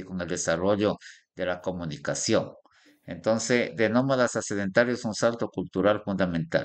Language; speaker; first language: Spanish; native; Spanish